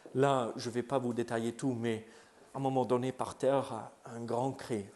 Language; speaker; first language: French; non-native, fluent; English